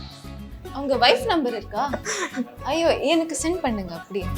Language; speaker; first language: Tamil; non-native, fluent; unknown